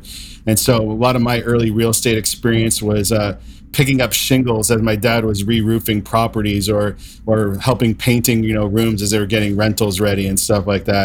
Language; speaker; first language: English; native; English